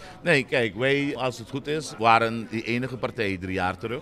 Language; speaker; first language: Dutch; non-native, local second language; Papiamento